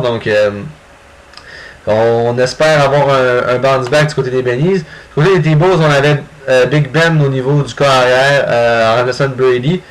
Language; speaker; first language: French; native; French